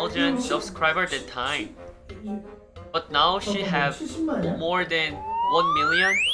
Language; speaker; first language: English; non-native, learner; Korean